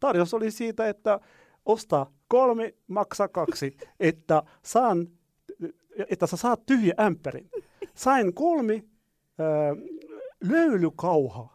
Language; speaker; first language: Finnish; non-native, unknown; Arabic